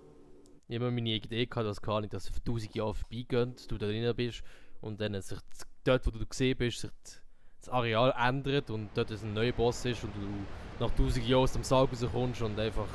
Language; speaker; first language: German; native; German